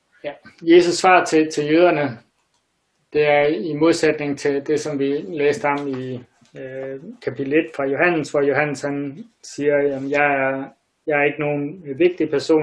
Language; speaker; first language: Danish; native; Danish